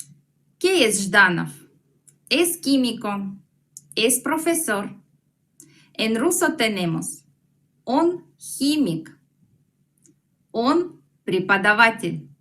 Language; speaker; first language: Spanish; non-native, fluent; Russian